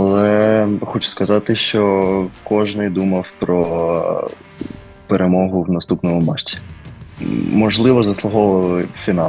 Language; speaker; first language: Ukrainian; early bilingual, heritage; Ukrainian